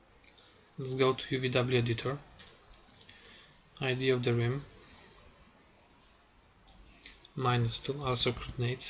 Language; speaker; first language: English; non-native, fluent; Polish